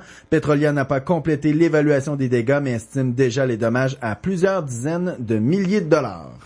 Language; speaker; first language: French; native; French